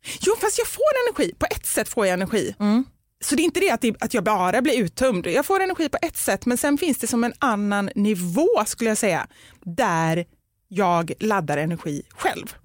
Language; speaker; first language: Swedish; native; Swedish